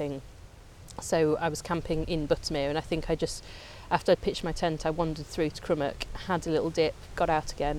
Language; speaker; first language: English; native; English